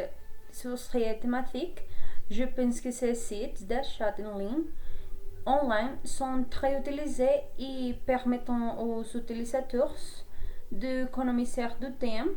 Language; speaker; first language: French; non-native, learner; Spanish